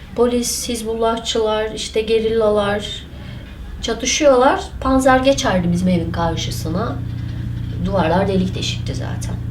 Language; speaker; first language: Turkish; non-native, local second language; Kurdish